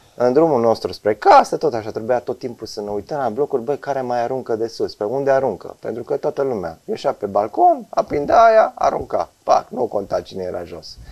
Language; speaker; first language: Romanian; native; Romanian